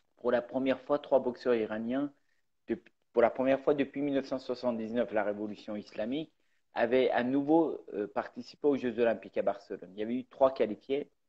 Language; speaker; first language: French; early bilingual, other home language; Persian